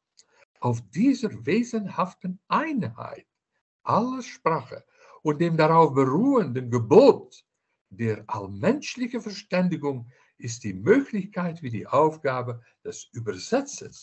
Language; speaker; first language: German; non-native, fluent; Dutch